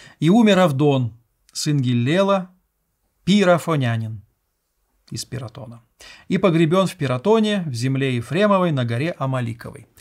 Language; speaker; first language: Russian; native; Russian